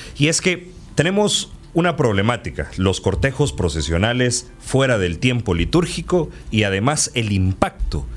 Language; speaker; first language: Spanish; native; Spanish